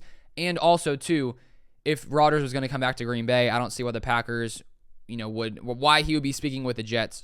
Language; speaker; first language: English; native; English